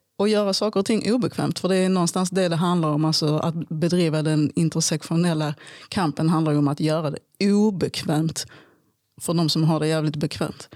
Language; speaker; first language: Swedish; early bilingual, other home language; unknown